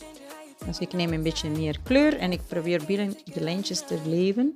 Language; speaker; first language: Dutch; non-native, fluent; Spanish